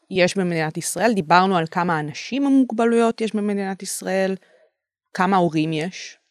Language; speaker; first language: Hebrew; native; Hebrew